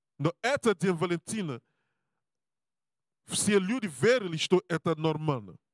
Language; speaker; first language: Russian; non-native, learner; English